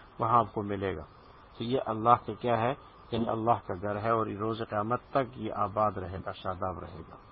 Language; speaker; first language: Urdu; native; Urdu